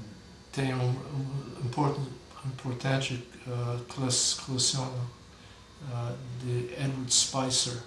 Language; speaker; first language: Portuguese; non-native, fluent; English